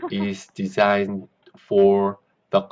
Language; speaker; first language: English; non-native, learner; Korean